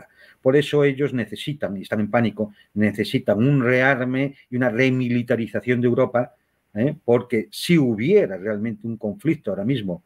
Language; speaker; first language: Spanish; native; Spanish